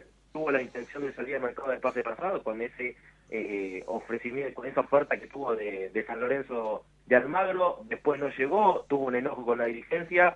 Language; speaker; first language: Spanish; native; Spanish